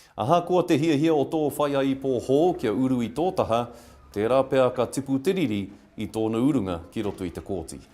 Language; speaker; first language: Māori; non-native, local second language; English